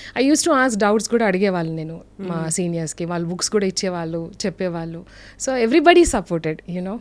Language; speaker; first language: Telugu; non-native, local second language; Urdu